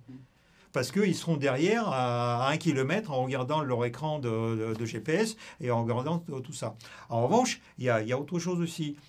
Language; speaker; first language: French; non-native, fluent; Russian